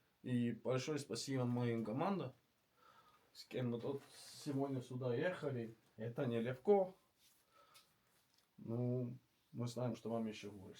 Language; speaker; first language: Russian; non-native, learner; Estonian